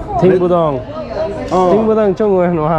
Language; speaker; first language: Chinese; non-native, learner; Bangla